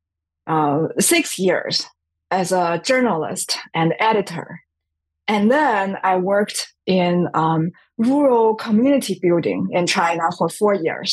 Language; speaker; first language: English; non-native, fluent; Chinese